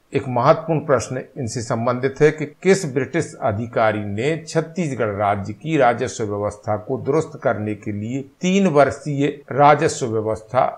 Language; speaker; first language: Hindi; native; Hindi